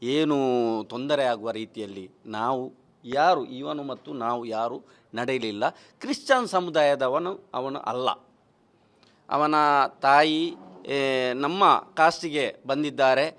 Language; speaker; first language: Kannada; non-native, local second language; Tulu